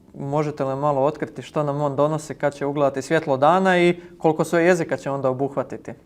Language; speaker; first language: Croatian; native; Croatian